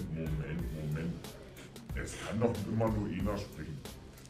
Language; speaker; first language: German; native; German